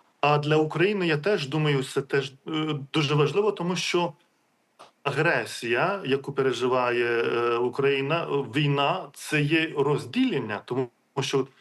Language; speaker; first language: Ukrainian; non-native, fluent; Lithuanian